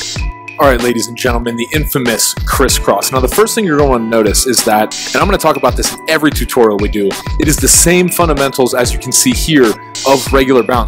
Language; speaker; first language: English; native; English